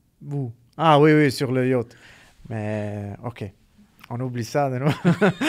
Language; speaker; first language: French; non-native, fluent; Italian